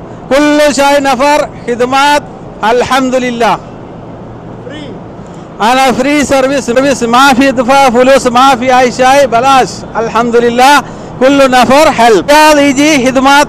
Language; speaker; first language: Arabic; non-native, learner; Malayalam